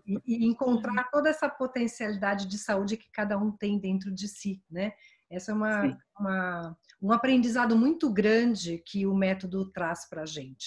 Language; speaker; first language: Portuguese; native; Portuguese